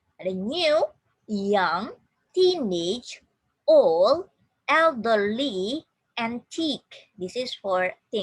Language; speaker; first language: English; non-native, fluent; Indonesian